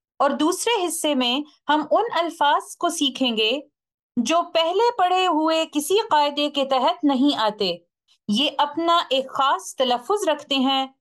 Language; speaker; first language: Urdu; native; Urdu